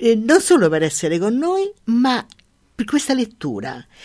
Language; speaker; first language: Italian; native; Italian